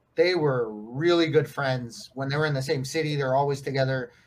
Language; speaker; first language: English; native; English